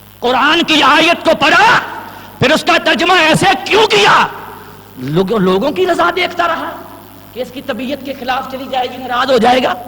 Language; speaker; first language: Urdu; non-native, local second language; Punjabi